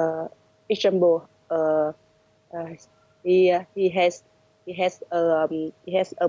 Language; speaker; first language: English; non-native, learner; Vietnamese